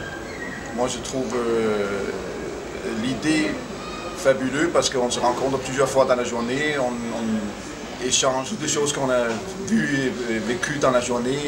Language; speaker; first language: French; non-native, fluent; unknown